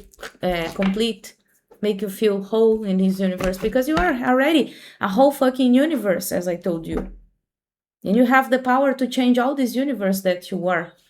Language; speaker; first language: English; non-native, fluent; Portuguese